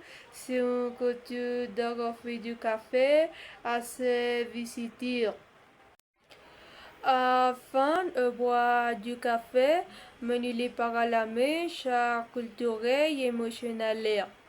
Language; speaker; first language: French; non-native, learner; Spanish